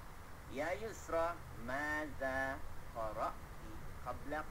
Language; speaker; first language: Arabic; non-native, fluent; Malay